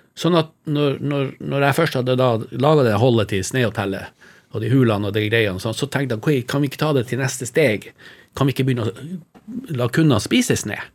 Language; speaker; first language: Norwegian; native; Norwegian